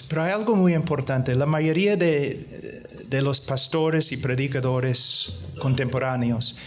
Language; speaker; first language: Spanish; non-native, fluent; English